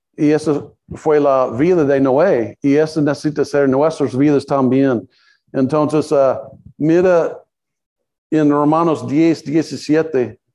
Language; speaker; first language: Spanish; non-native, learner; English